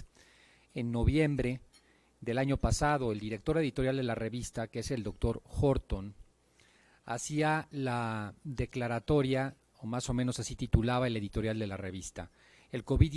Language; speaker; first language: Spanish; native; Spanish